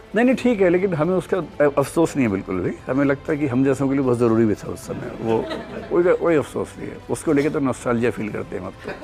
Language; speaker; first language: Hindi; native; Hindi